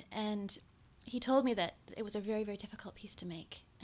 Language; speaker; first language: English; native; English